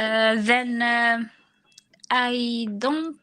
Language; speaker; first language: English; non-native, learner; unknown